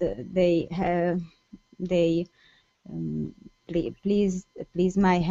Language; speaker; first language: English; non-native, learner; Hungarian